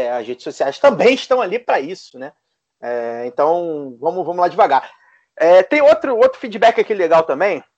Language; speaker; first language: Portuguese; native; Portuguese